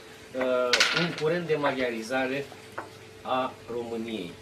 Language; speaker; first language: Romanian; non-native, local second language; Turkish